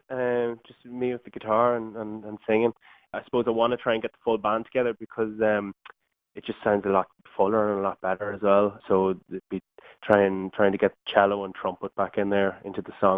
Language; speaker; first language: English; native; English